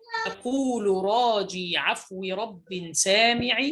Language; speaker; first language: Arabic; native; Arabic